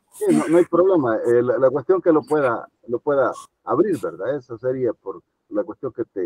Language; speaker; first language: Spanish; native; Spanish